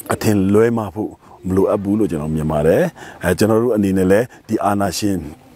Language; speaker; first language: Burmese; non-native, local second language; Shwe Palaung